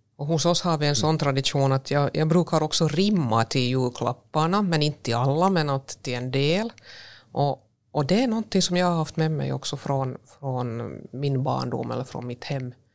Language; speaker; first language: Swedish; native; Swedish